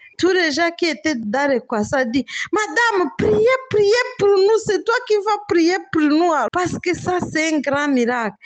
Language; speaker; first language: French; non-native, local second language; Swahili